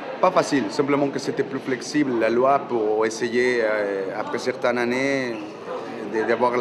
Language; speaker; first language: French; non-native, fluent; Spanish